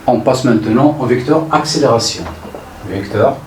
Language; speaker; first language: French; non-native, local second language; Arabic